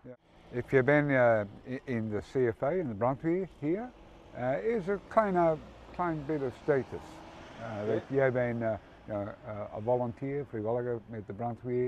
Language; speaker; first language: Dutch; early bilingual, heritage; English